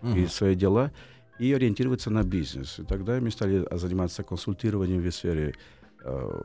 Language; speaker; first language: Russian; non-native, fluent; Portuguese